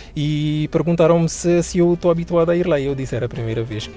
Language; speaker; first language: Portuguese; non-native, local second language; Kabuverdianu